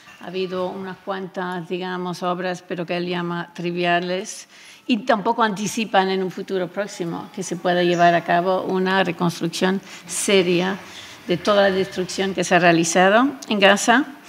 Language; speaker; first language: Spanish; native; Spanish